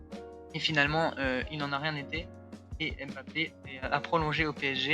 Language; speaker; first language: French; native; French